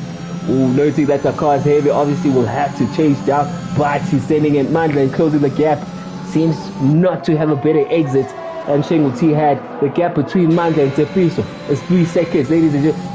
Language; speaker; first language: English; non-native, local second language; Zulu